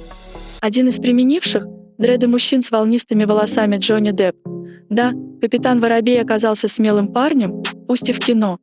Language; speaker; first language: Russian; native; Russian